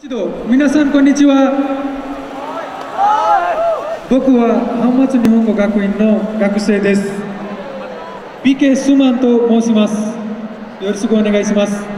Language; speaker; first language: Japanese; non-native, learner; Nepali